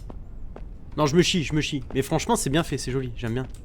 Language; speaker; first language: French; native; French